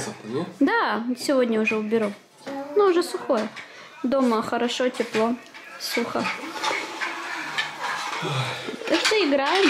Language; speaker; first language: Russian; native; Russian